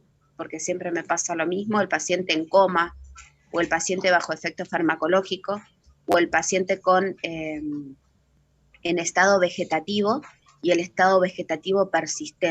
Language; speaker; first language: Spanish; native; Spanish